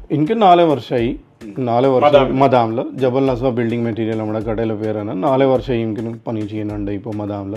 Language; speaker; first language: Malayalam; non-native, fluent; Punjabi